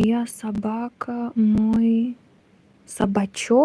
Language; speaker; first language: Russian; non-native, learner; Romanian